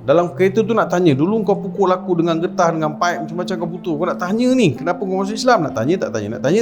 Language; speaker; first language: Malay; non-native, local second language; Tamil